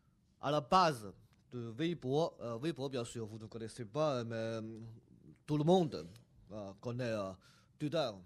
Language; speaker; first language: French; non-native, fluent; Chinese